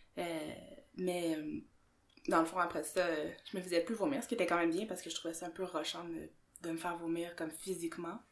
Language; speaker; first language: French; native; French